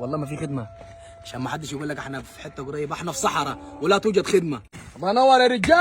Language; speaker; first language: Arabic; native; Arabic